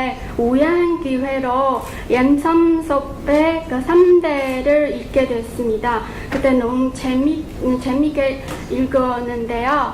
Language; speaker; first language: Korean; non-native, fluent; Chinese